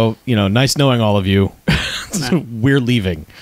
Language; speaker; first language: English; native; English